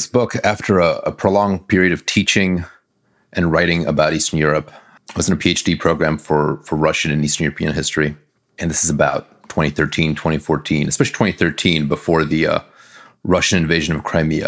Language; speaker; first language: English; native; English